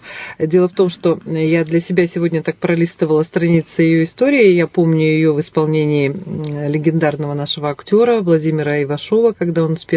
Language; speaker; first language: Russian; native; Russian